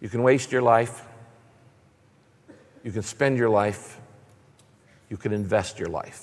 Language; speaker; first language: English; native; English